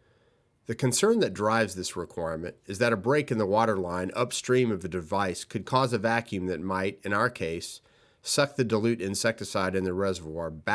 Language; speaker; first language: English; native; English